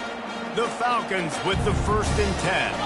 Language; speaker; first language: English; native; English